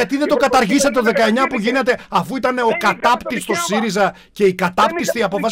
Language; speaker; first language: Greek; native; Greek